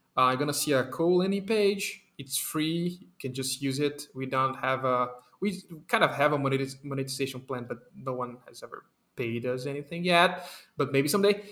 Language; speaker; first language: English; non-native, fluent; Portuguese